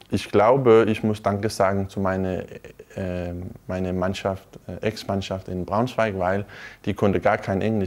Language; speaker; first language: German; non-native, fluent; Danish